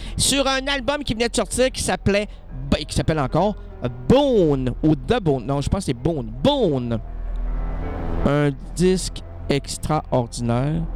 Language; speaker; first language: French; native; French